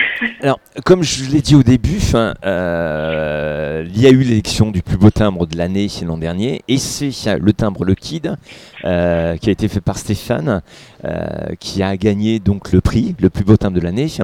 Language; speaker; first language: French; native; French